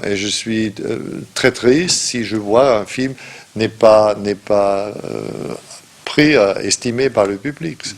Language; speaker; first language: French; non-native, fluent; German